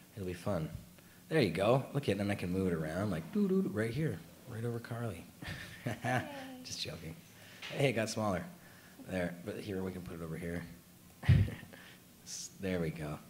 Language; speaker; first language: English; native; English